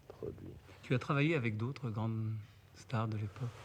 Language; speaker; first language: French; native; French